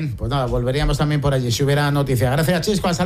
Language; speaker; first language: Spanish; native; Spanish